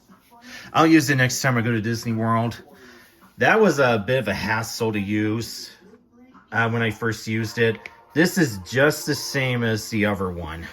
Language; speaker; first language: English; native; English